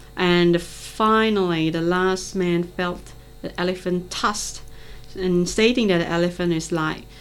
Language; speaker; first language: English; non-native, local second language; Cantonese